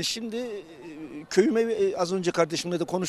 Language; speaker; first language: Turkish; native; Turkish